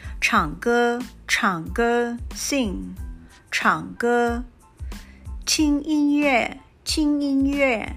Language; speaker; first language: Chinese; non-native, fluent; English